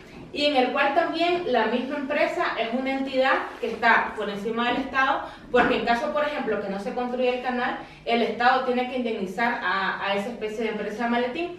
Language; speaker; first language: Spanish; native; Spanish